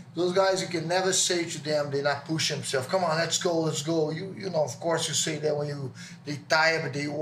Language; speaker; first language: English; non-native, learner; Portuguese